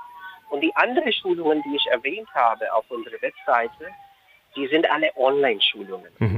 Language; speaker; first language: German; non-native, fluent; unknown